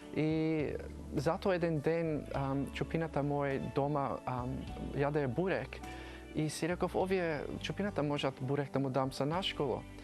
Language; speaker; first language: Macedonian; early bilingual, heritage; Macedonian